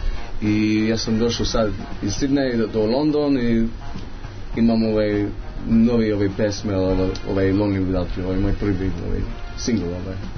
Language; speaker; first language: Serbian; early bilingual, heritage; Serbian